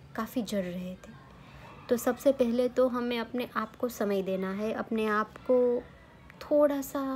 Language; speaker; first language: Hindi; non-native, local second language; Gujarati